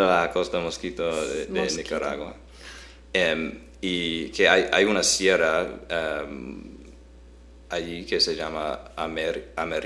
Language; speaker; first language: Spanish; non-native, fluent; English